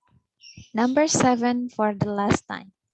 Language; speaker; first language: English; non-native, fluent; Indonesian